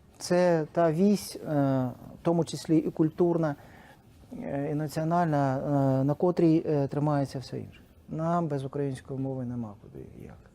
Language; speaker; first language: Ukrainian; non-native, local second language; Russian